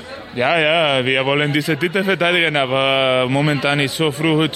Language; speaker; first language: German; non-native, learner; Spanish